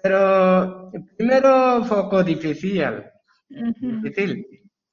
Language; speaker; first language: Spanish; non-native, learner; Bangla